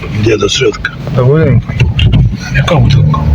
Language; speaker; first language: Polish; non-native, learner; Ukrainian